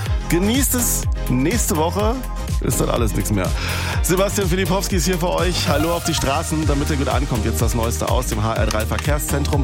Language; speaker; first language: German; native; German